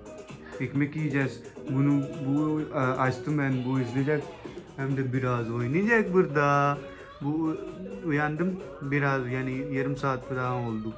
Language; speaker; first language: Turkish; non-native, learner; Urdu